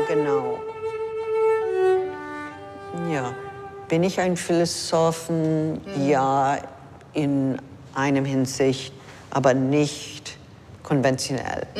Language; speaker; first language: German; non-native, fluent; English